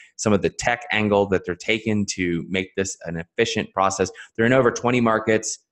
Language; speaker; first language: English; native; English